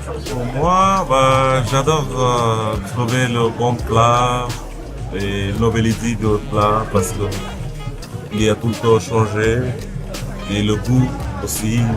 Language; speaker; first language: French; non-native, learner; Bangla